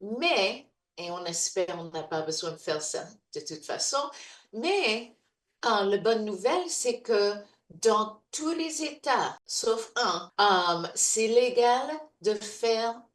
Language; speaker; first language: French; non-native, fluent; English